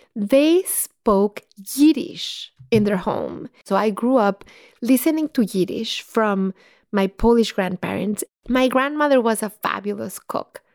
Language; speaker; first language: English; non-native, fluent; Spanish